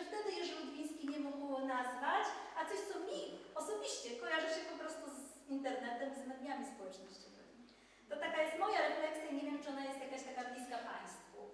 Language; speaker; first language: Polish; native; Polish